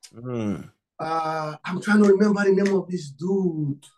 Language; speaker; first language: English; non-native, local second language; Yoruba